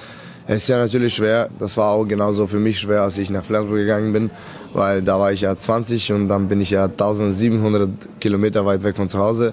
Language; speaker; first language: German; non-native, fluent; Serbian